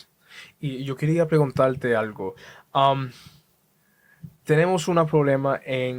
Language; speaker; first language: Spanish; early bilingual, heritage; Spanish